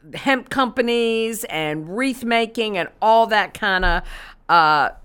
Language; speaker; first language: English; native; English